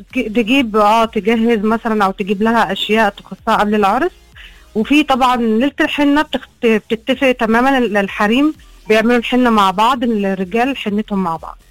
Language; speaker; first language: Arabic; native; Arabic